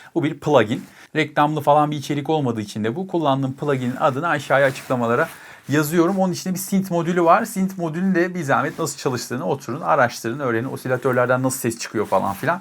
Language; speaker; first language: Turkish; native; Turkish